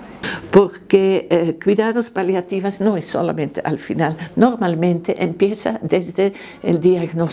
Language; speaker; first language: Spanish; non-native, fluent; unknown